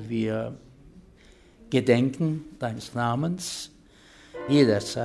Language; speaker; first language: German; non-native, fluent; Turkish